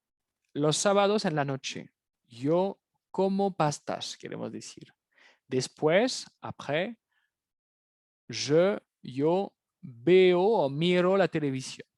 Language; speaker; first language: Spanish; native; Spanish